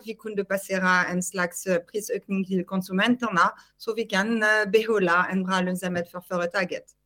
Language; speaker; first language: Swedish; non-native, fluent; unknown